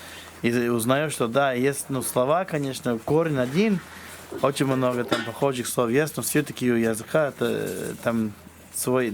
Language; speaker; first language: Russian; non-native, fluent; English